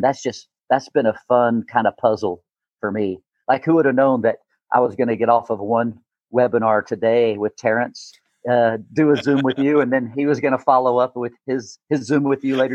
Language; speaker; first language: English; native; English